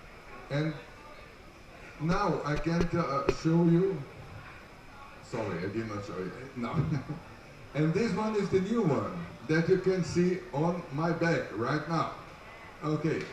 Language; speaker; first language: English; non-native, fluent; German